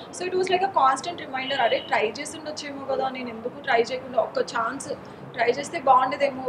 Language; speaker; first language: Telugu; non-native, local second language; Marathi